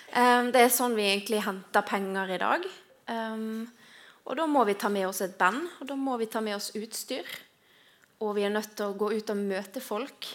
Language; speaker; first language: Norwegian; native; Norwegian